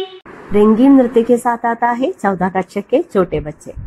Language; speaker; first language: Hindi; non-native, local second language; Malayalam